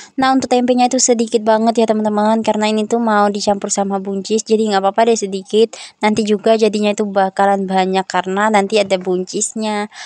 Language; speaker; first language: Indonesian; non-native, local second language; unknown